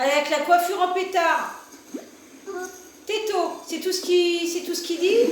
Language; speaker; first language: French; native; French